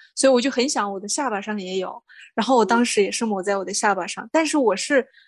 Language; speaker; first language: Chinese; non-native, local second language; Mongolian